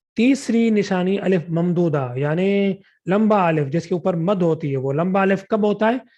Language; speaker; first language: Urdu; non-native, local second language; Sindhi